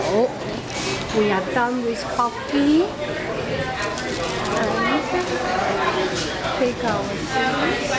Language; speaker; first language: English; non-native, learner; Chinese